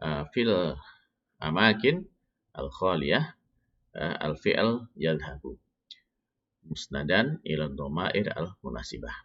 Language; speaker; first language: Arabic; non-native, fluent; Indonesian